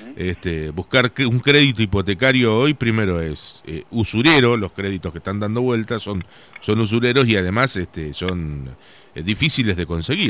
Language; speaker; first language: Spanish; native; Spanish